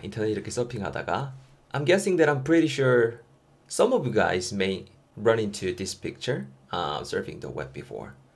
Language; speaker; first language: English; non-native, fluent; Korean